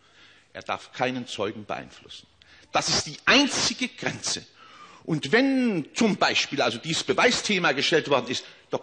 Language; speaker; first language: German; native; German